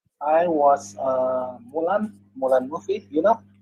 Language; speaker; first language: English; non-native, learner; Indonesian